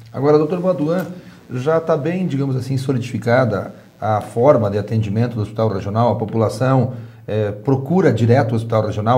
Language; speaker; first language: Portuguese; native; Portuguese